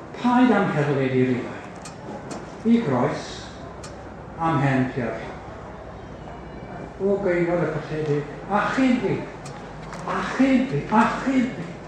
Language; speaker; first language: Welsh; native; Welsh